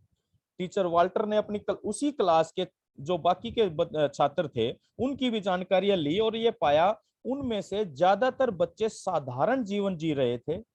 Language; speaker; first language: Hindi; native; Hindi